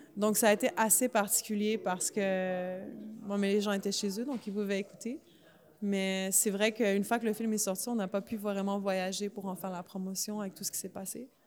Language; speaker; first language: French; native; French